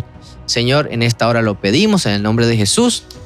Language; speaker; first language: Spanish; native; Spanish